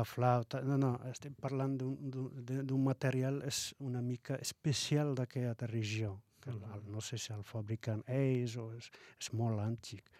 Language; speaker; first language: Catalan; non-native, fluent; Arabic